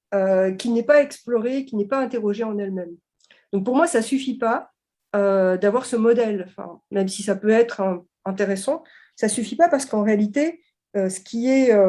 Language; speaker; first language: French; native; French